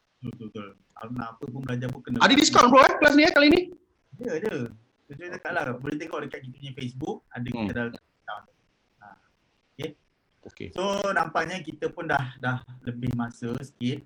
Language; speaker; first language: Malay; native; Malay